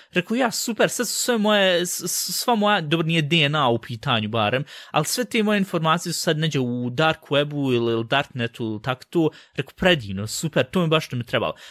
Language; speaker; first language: Bosnian; early bilingual, heritage; Bosnian